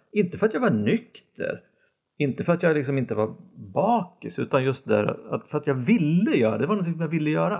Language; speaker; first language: Swedish; native; Swedish